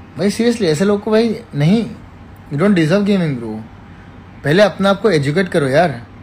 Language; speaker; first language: Hindi; native; Hindi